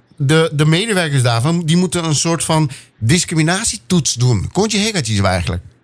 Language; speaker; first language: Dutch; native; Dutch